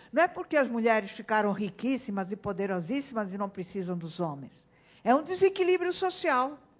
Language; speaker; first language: Portuguese; early bilingual, other home language; Italian